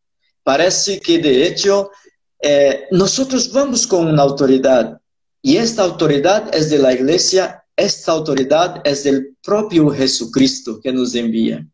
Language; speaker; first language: Spanish; non-native, fluent; Portuguese